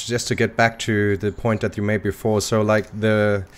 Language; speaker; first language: English; non-native, fluent; German